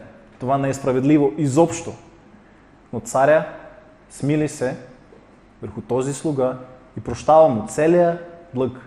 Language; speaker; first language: Bulgarian; non-native, fluent; Russian